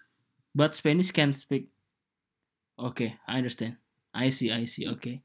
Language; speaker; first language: English; non-native, learner; Indonesian